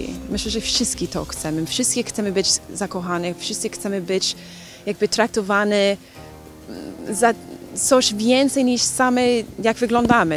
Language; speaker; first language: Polish; non-native, learner; English